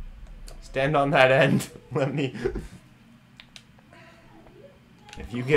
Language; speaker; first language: English; native; English